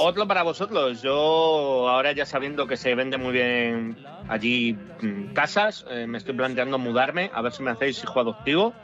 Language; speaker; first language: Spanish; native; Spanish